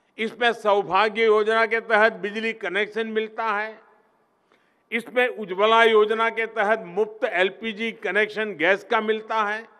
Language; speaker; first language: Hindi; native; Hindi